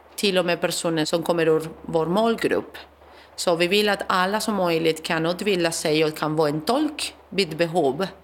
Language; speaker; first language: Swedish; non-native, fluent; Spanish